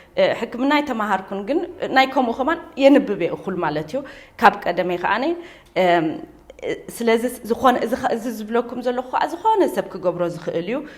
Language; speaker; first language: Tigrinya; early bilingual, heritage; Tigrinya